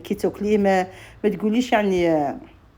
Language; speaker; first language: Arabic; native; Arabic